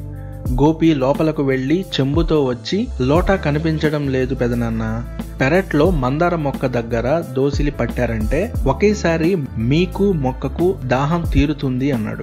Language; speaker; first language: Telugu; native; Telugu